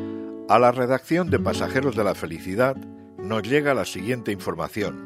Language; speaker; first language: Spanish; native; Spanish